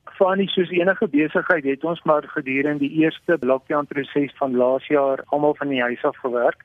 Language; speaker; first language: Afrikaans; native; Afrikaans